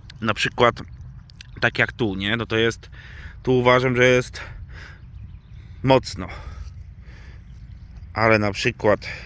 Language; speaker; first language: Polish; native; Polish